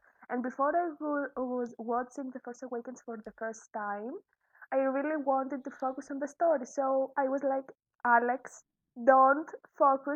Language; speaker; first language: English; non-native, fluent; Greek